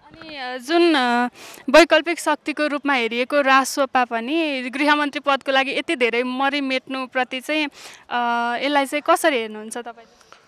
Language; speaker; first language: Nepali; native; Nepali